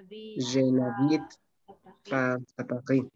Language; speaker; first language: French; non-native, learner; Spanish